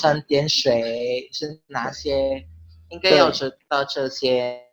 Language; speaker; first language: Chinese; non-native, learner; Filipino